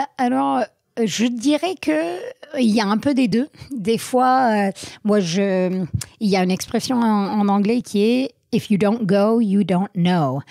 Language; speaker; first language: French; non-native, fluent; English